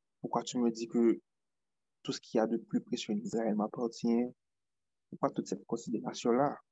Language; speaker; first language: French; non-native, local second language; Haitian Creole